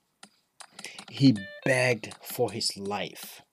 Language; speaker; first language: English; non-native, local second language; Ewe